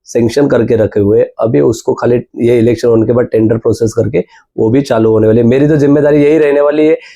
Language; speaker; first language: Hindi; non-native, local second language; Marathi